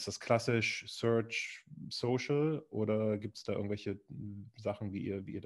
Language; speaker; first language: German; native; German